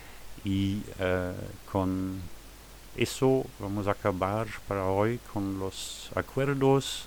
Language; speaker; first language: Spanish; non-native, fluent; German